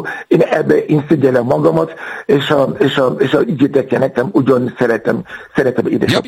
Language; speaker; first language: Hungarian; non-native, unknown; Yoruba